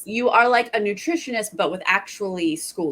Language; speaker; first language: English; native; English